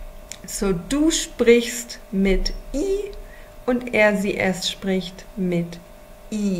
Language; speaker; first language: German; non-native, fluent; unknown